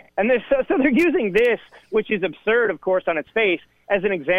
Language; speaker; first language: English; native; English